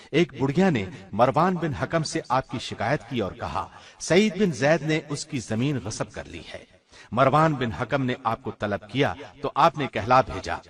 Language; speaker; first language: Urdu; native; Urdu